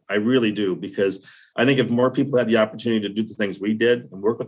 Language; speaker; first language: English; native; English